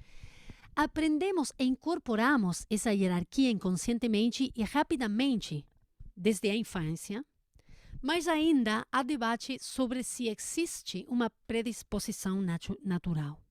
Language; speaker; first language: Portuguese; non-native, learner; Spanish